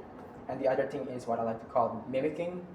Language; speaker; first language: English; non-native, fluent; Indonesian